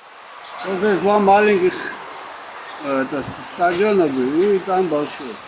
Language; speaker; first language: Russian; non-native, learner; Georgian